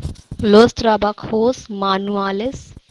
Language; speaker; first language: Spanish; non-native, learner; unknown